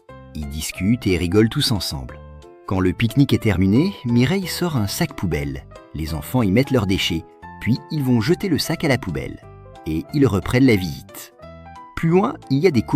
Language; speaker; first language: French; native; French